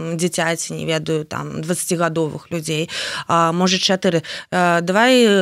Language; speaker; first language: Belarusian; native; Belarusian